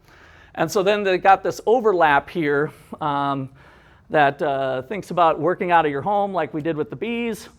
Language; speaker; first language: English; native; English